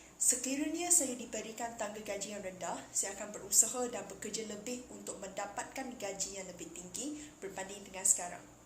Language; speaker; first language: Malay; non-native, local second language; Chinese